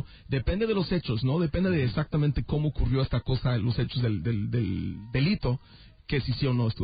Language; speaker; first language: Spanish; native; Spanish